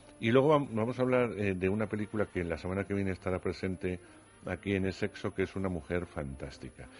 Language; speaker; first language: Spanish; native; Spanish